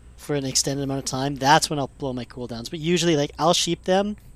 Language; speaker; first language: English; native; English